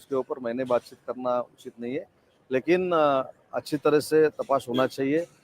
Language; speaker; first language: Hindi; non-native, local second language; Marathi